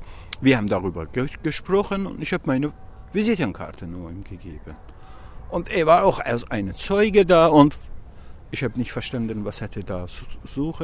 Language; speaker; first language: German; non-native, learner; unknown